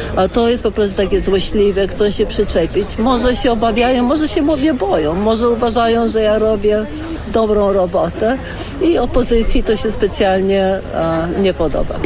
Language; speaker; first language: Polish; early bilingual, heritage; Polish